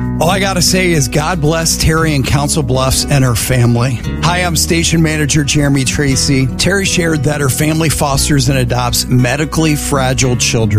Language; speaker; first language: English; native; English